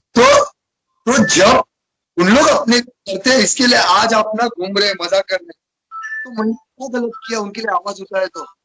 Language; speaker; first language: Hindi; non-native, local second language; Marathi